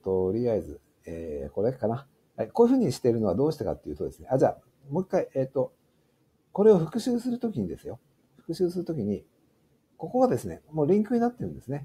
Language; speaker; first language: Japanese; native; Japanese